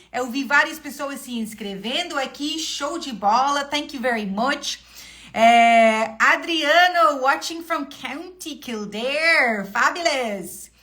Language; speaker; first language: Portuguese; non-native, fluent; English